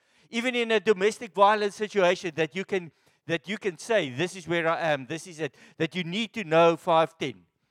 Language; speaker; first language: English; non-native, local second language; Afrikaans